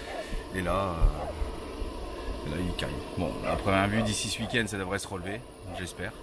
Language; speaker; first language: French; native; French